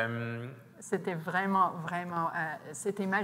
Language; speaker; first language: French; non-native, local second language; English